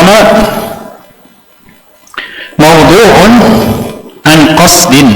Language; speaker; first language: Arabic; non-native, fluent; Indonesian